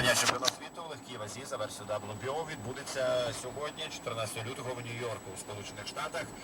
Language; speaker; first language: Ukrainian; non-native, local second language; Russian